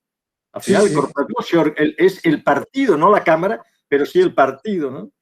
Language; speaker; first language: Spanish; native; Spanish